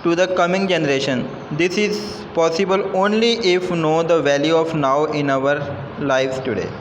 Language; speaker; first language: English; non-native, local second language; Punjabi